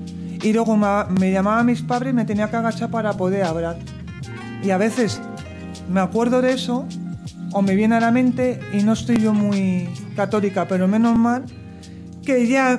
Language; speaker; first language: Spanish; native; Spanish